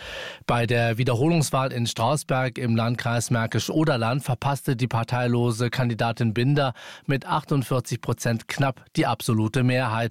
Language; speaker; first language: German; native; German